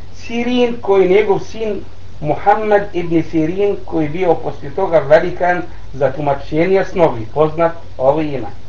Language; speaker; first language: Bosnian; non-native, learner; Arabic